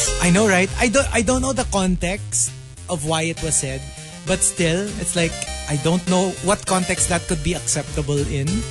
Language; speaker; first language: English; non-native, local second language; Filipino